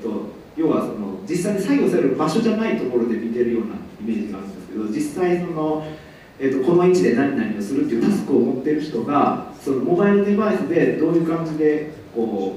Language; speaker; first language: Japanese; native; Japanese